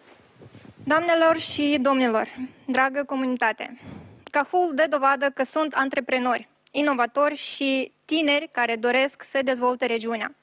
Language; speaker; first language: Romanian; native; Romanian